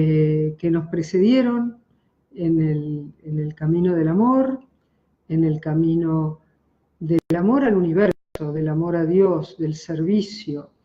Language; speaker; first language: Spanish; native; Spanish